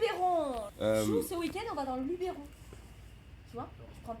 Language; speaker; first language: French; native; French